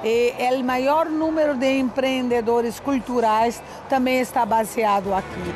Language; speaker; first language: Spanish; non-native, fluent; Portuguese